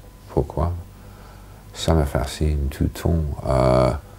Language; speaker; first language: French; non-native, fluent; English